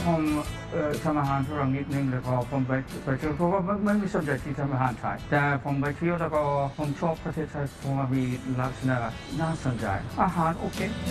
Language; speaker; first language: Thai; non-native, fluent; English